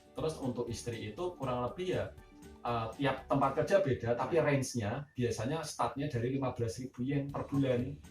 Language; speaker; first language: Indonesian; native; Indonesian